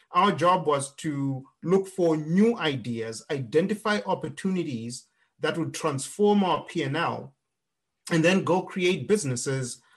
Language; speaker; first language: English; non-native, local second language; Shona